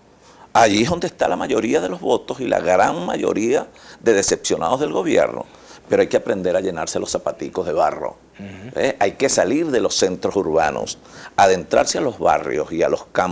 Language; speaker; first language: Spanish; native; Spanish